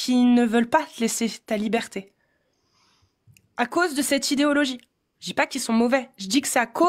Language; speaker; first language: French; native; French